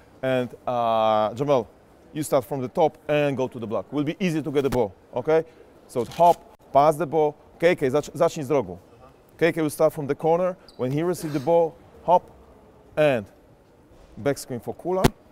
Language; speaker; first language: English; non-native, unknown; Polish